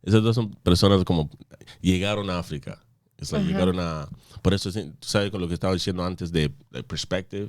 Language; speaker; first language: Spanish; early bilingual, other home language; English